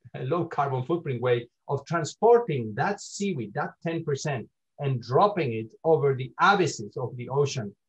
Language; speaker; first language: English; non-native, fluent; Spanish